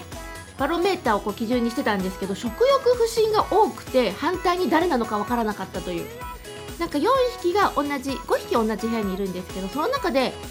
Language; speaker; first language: Japanese; native; Japanese